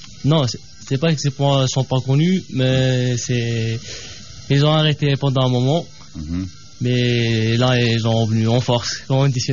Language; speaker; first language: French; non-native, local second language; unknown